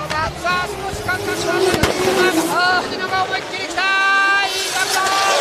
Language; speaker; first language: Japanese; native; Japanese